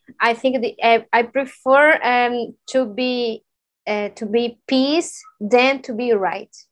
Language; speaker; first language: English; non-native, learner; Portuguese